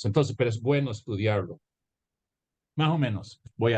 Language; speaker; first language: Spanish; early bilingual, heritage; Spanish